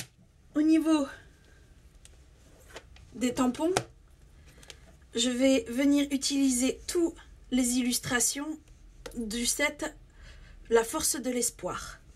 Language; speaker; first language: French; native; French